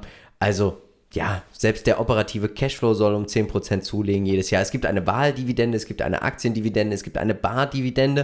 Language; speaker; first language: German; native; German